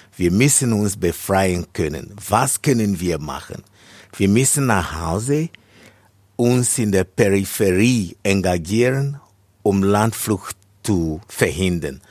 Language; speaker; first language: German; non-native, fluent; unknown